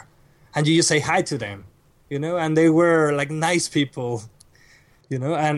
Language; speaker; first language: English; non-native, fluent; Spanish